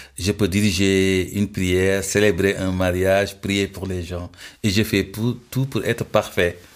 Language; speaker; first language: French; non-native, local second language; Wolof